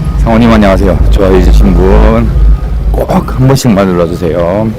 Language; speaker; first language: Korean; native; Korean